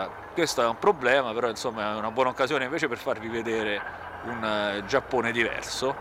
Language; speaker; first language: Italian; native; Italian